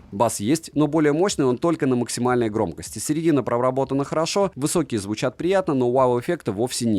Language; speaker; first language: Russian; native; Russian